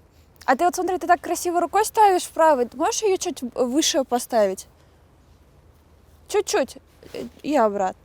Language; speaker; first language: Russian; native; Russian